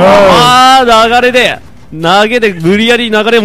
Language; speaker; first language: Japanese; native; Japanese